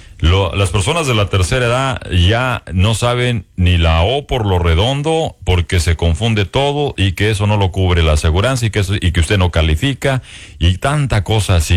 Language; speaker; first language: Spanish; native; Spanish